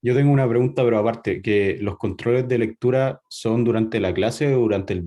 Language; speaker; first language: Spanish; native; Spanish